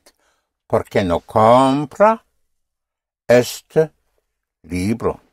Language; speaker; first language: Spanish; non-native, fluent; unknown